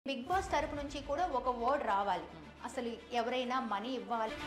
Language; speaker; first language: Telugu; native; Telugu